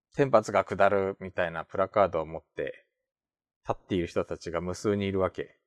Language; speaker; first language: Japanese; native; Japanese